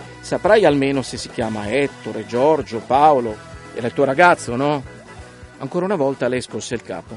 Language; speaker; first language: Italian; native; Italian